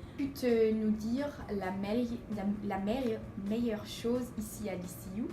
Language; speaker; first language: French; non-native, learner; English